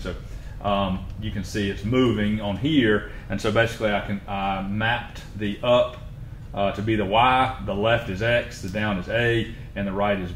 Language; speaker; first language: English; native; English